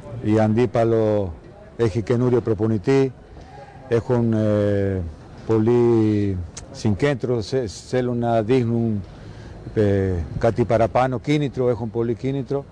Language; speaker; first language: Greek; non-native, learner; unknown